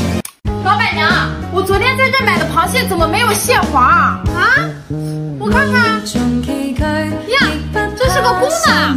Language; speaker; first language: Chinese; native; Chinese